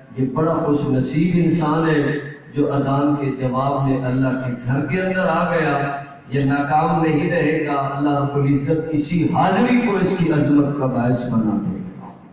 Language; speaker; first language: Urdu; non-native, local second language; Punjabi